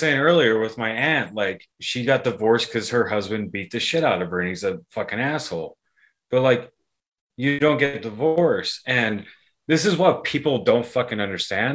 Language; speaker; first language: English; native; English